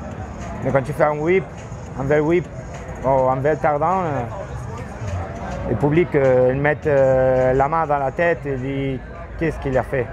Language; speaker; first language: French; non-native, learner; Spanish